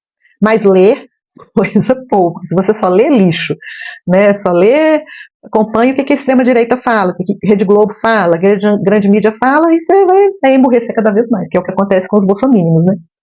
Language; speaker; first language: Portuguese; native; Portuguese